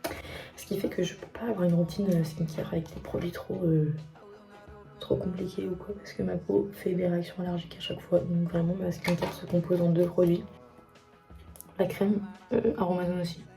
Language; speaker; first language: French; native; French